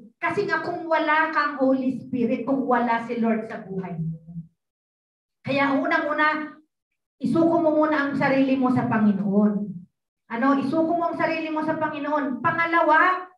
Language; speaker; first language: Filipino; non-native, local second language; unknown